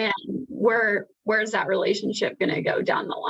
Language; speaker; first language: English; native; English